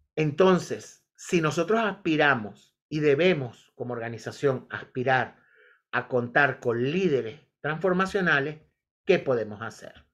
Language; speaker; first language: Spanish; native; Spanish